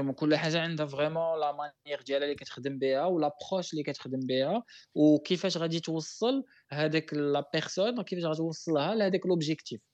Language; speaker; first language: French; non-native, local second language; Arabic